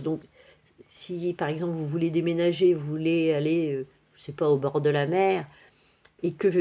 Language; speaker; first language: French; native; French